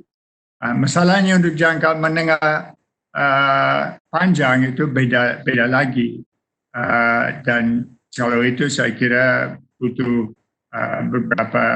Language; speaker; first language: Indonesian; non-native, fluent; English